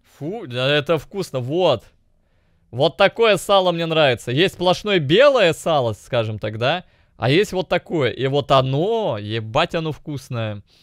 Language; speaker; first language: Russian; native; Russian